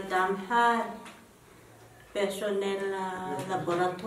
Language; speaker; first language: French; non-native, local second language; Malagasy